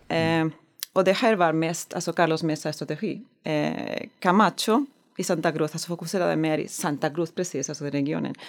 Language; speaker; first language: Swedish; non-native, learner; Spanish